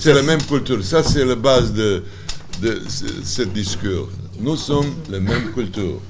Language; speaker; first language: French; non-native, learner; Serbian